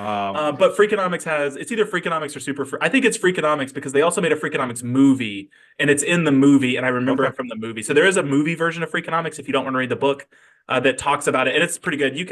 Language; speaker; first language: English; native; English